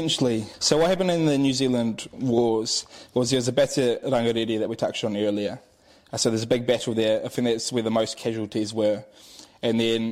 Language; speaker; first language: English; native; English